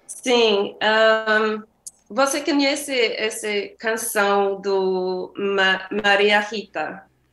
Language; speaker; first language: Portuguese; non-native, learner; English